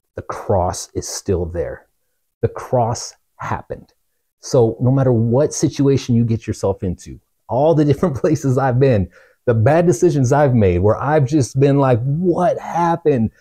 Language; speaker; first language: English; native; English